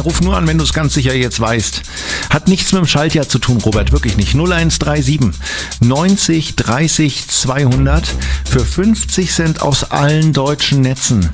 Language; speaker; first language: German; native; German